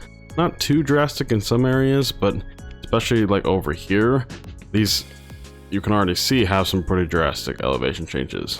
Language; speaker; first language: English; native; English